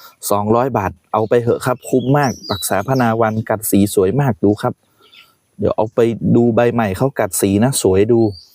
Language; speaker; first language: Thai; native; Thai